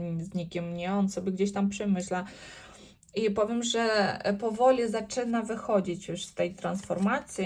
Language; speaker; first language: Polish; non-native, learner; Ukrainian